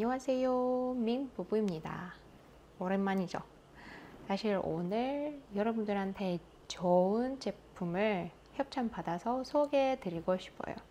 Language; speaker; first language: Korean; non-native, fluent; Russian